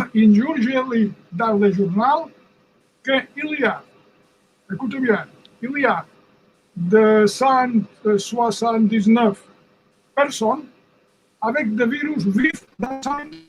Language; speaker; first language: French; non-native, fluent; Spanish